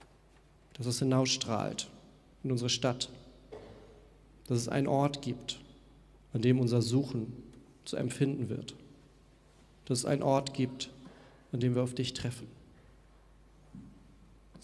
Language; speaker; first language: German; native; German